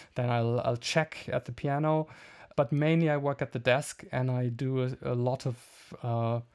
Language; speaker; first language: English; non-native, fluent; German